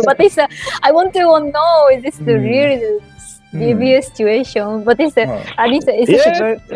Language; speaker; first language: English; non-native, learner; Japanese